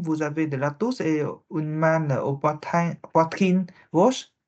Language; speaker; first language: French; non-native, learner; Vietnamese